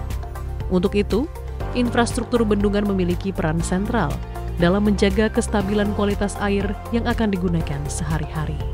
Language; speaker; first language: Indonesian; native; Indonesian